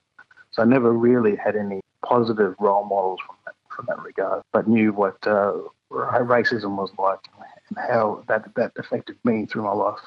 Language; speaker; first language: English; native; English